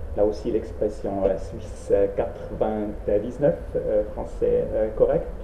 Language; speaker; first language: French; non-native, local second language; Swiss German